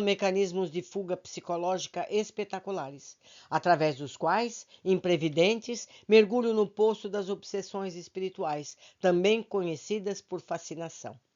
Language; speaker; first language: Portuguese; native; Portuguese